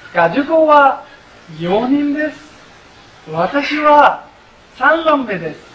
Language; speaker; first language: Japanese; non-native, learner; Bangla